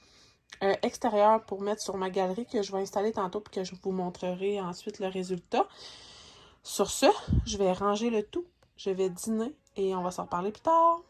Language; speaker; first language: French; native; French